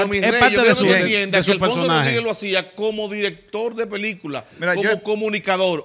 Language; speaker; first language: Spanish; native; Spanish